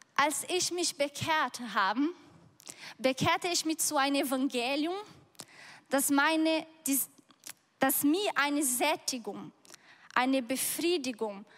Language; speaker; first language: German; non-native, fluent; Portuguese